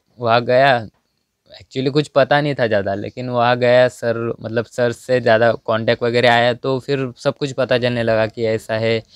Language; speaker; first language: Hindi; non-native, local second language; Marathi